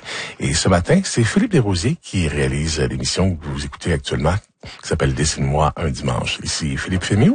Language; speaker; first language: French; native; French